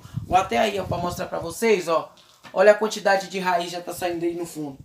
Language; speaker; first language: Portuguese; native; Portuguese